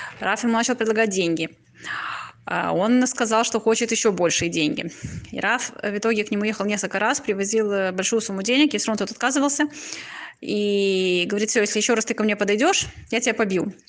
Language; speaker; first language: Russian; native; Russian